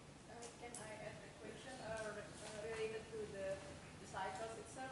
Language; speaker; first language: English; non-native, fluent; Indonesian